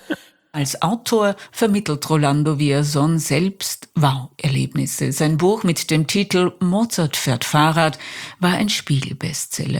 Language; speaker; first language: German; native; German